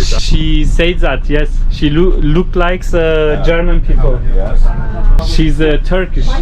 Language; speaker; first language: English; non-native, learner; Turkish